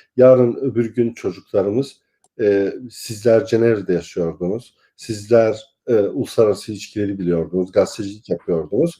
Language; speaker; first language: Turkish; non-native, local second language; Kurdish